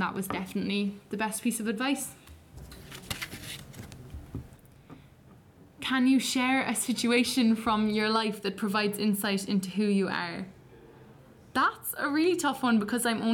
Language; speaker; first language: English; native; English